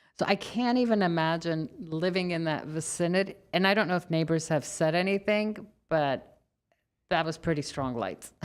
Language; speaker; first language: English; native; English